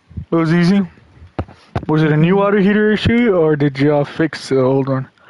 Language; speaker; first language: English; early bilingual, other home language; Spanish